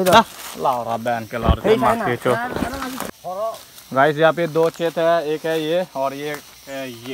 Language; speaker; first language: Hindi; non-native, local second language; Assamese